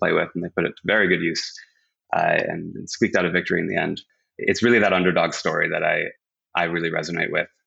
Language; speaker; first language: English; native; English